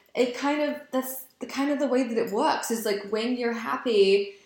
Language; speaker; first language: English; native; English